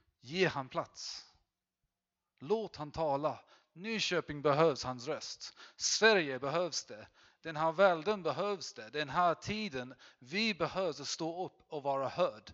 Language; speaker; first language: Swedish; non-native, fluent; English